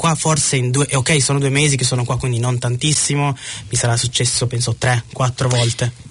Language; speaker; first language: Italian; non-native, local second language; German